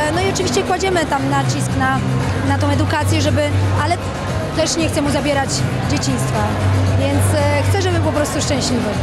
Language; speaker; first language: Polish; early bilingual, other home language; Russian